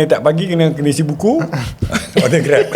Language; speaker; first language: Malay; native; Malay